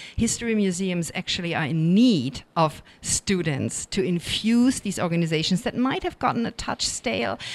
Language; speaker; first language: English; non-native, fluent; German